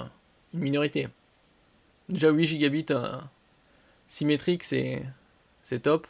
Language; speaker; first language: French; native; French